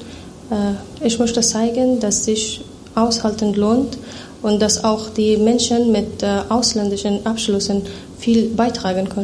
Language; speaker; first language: German; non-native, fluent; Persian